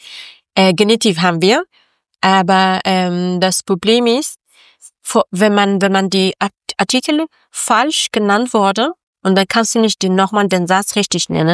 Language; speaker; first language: German; non-native, learner; Persian